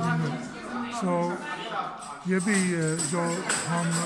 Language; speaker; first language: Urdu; non-native, learner; Maltese